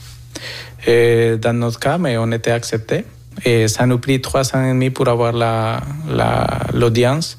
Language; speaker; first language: French; non-native, fluent; Spanish